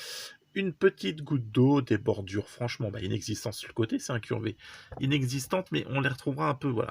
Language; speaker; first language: French; native; French